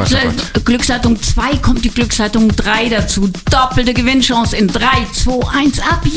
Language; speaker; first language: German; native; German